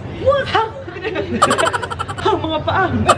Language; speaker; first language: Filipino; native; Filipino